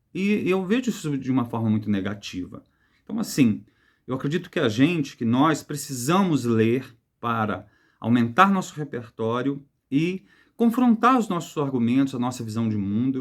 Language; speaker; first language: Portuguese; native; Portuguese